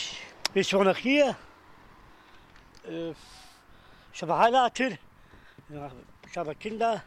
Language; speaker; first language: German; non-native, learner; Turkish